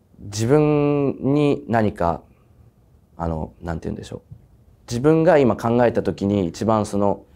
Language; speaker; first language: Japanese; native; Japanese